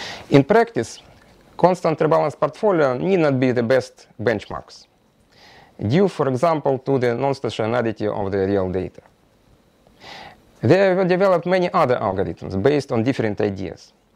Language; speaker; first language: English; non-native, fluent; Russian